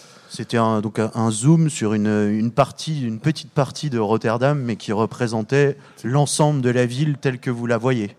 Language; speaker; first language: French; native; French